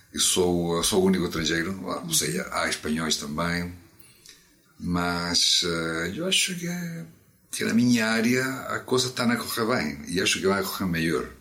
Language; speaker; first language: Portuguese; non-native, fluent; Spanish